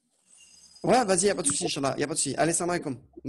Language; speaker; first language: French; native; French